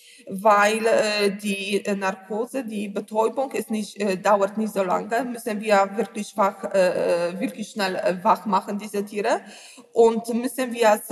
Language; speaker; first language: German; non-native, learner; Polish